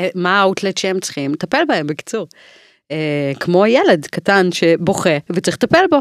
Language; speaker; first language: Hebrew; early bilingual, other home language; English